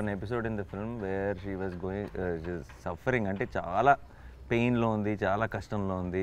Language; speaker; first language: Telugu; native; Telugu